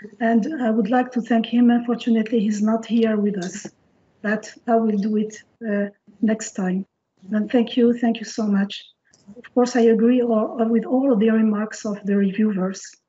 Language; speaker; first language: English; non-native, fluent; French